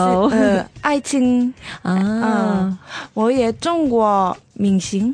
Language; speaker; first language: Chinese; non-native, learner; Korean